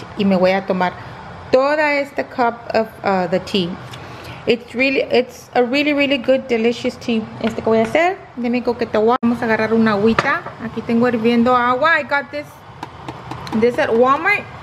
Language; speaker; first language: Spanish; early bilingual, heritage; Spanish